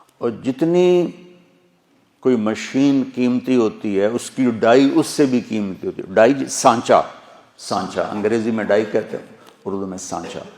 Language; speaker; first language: Urdu; non-native, local second language; Punjabi